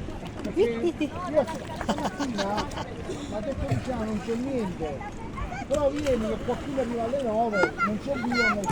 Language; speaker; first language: Italian; native; Italian